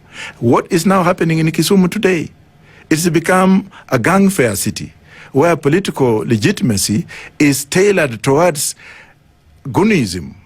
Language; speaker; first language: English; non-native, local second language; Luyia